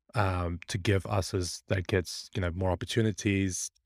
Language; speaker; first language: English; early bilingual, other home language; Persian